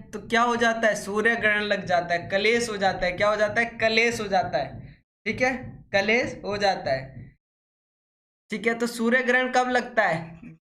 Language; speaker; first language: Hindi; native; Hindi